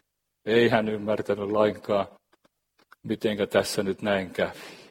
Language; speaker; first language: Finnish; native; Finnish